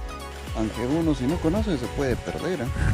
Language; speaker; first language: Spanish; native; Spanish